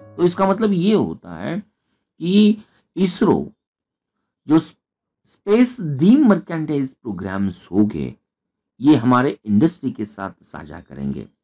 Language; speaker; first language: Hindi; non-native, local second language; Marathi